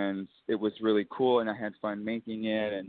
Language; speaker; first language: English; native; English